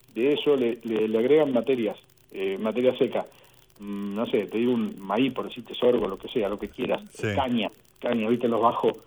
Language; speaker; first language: Spanish; native; Spanish